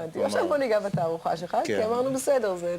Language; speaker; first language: Hebrew; native; Hebrew